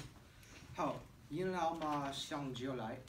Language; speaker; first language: Chinese; non-native, learner; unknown